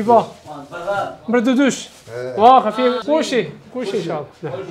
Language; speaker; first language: Arabic; non-native, learner; Korean